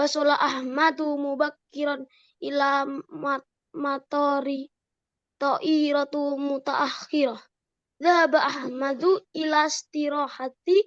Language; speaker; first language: Arabic; non-native, learner; Indonesian